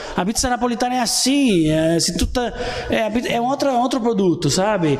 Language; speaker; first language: Portuguese; non-native, fluent; Italian